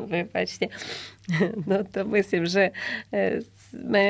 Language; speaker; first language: Slovak; non-native, learner; Ukrainian